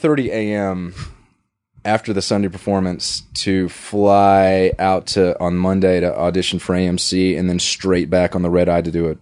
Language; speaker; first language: English; native; English